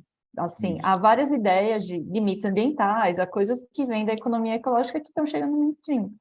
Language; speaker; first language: Portuguese; native; Portuguese